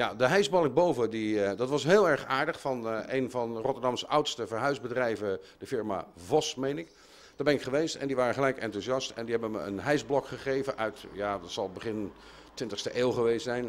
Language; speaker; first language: Dutch; native; Dutch